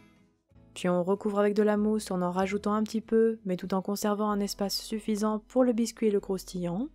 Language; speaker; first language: French; native; French